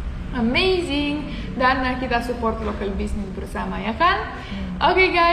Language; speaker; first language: Indonesian; non-native, fluent; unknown